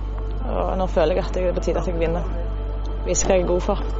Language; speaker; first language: Norwegian; native; Norwegian